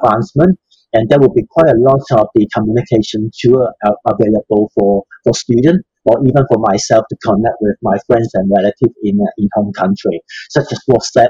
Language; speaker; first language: English; non-native, local second language; Cantonese